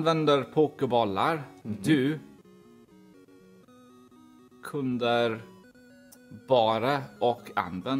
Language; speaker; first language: Swedish; non-native, learner; English